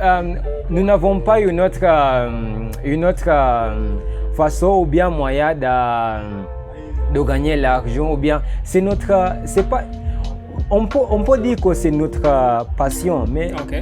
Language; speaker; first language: French; non-native, learner; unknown